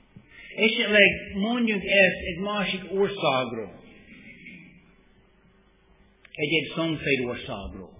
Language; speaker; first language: Hungarian; non-native, fluent; English